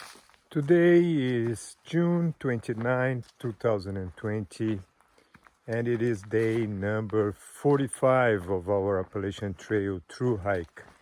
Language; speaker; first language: English; non-native, fluent; Portuguese